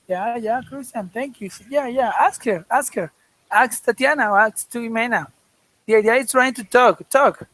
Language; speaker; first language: English; non-native, fluent; Spanish